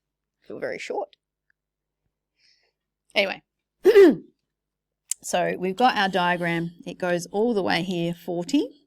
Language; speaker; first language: English; native; English